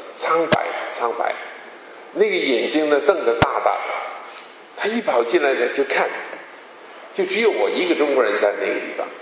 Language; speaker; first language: Chinese; non-native, local second language; Cantonese